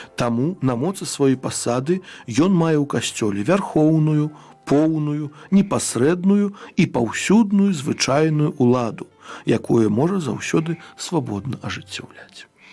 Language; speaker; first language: Belarusian; native; Belarusian